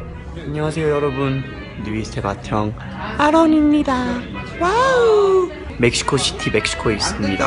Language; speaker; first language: Korean; early bilingual, heritage; Korean